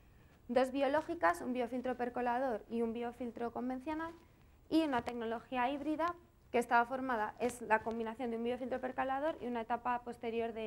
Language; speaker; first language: Spanish; native; Spanish